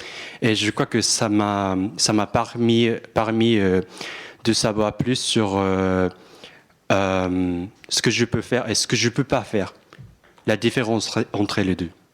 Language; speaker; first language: French; non-native, fluent; Japanese